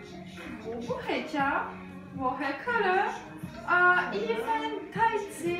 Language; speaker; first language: Chinese; non-native, learner; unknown